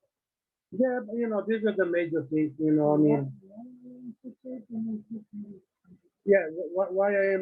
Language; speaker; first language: English; non-native, learner; Italian